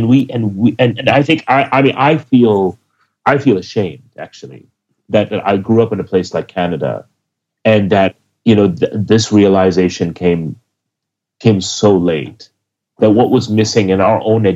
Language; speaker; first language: English; native; English